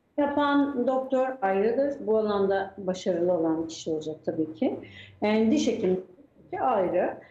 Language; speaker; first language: Turkish; native; Turkish